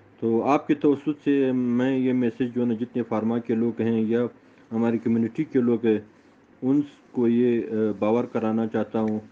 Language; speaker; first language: Urdu; non-native, local second language; Pashto